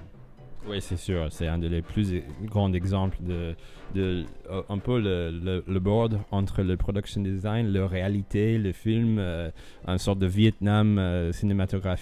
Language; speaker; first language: French; non-native, fluent; English